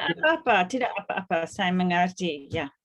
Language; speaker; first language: Indonesian; non-native, fluent; English